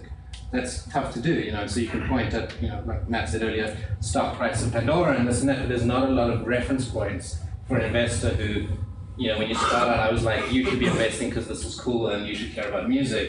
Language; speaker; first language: English; native; English